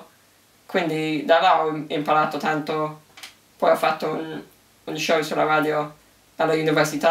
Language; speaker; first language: Italian; early bilingual, heritage; English